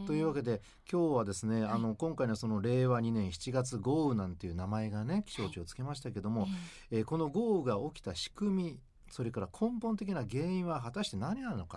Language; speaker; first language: Japanese; native; Japanese